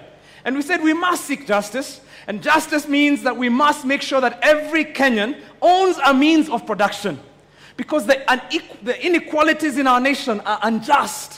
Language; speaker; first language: English; non-native, local second language; Kikuyu